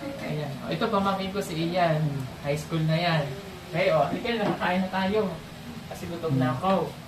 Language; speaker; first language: Filipino; native; Filipino